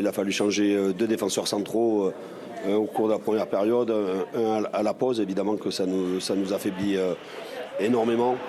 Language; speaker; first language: French; native; French